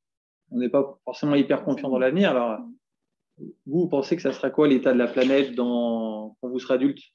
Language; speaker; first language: French; native; French